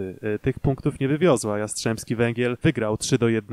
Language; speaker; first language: Polish; native; Polish